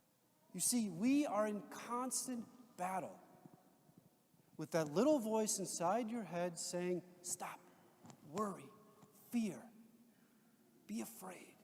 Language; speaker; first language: English; native; English